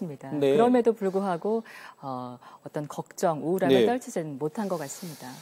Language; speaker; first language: Korean; native; Korean